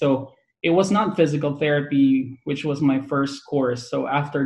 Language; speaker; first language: English; non-native, local second language; Pangasinan